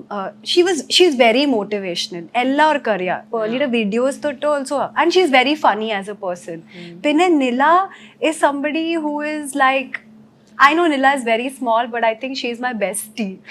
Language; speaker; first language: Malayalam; non-native, local second language; Hindi